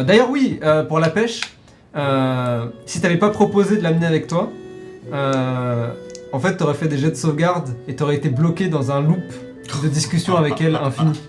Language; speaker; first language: French; native; French